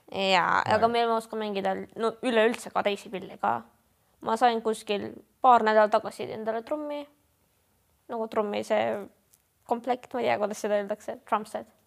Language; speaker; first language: Estonian; non-native, local second language; Russian